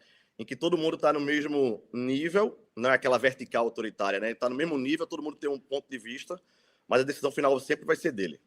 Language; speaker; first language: Portuguese; native; Portuguese